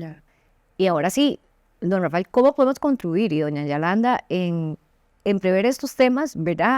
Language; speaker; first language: Spanish; native; Spanish